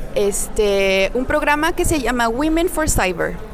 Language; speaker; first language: Spanish; native; Spanish